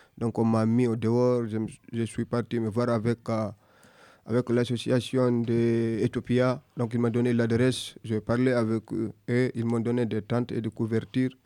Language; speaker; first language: French; non-native, local second language; Fula